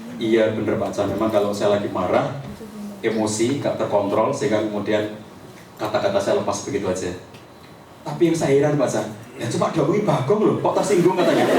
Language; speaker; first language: Indonesian; native; Indonesian